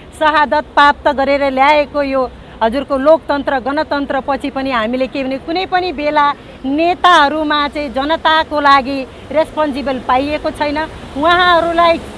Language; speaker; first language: Nepali; native; Nepali